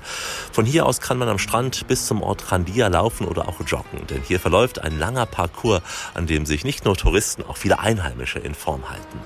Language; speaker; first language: German; native; German